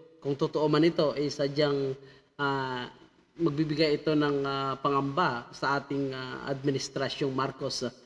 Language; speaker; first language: Filipino; native; Filipino